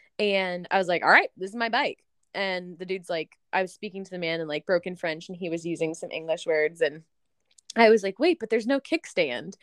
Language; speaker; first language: English; native; English